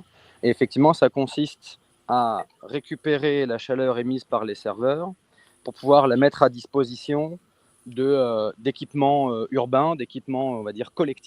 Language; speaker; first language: French; native; French